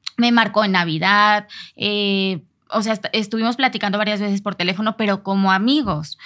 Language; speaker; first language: Spanish; native; Spanish